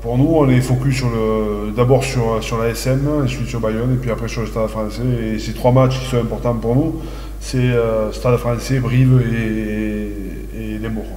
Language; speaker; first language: French; native; French